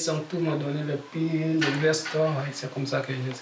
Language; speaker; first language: French; non-native, learner; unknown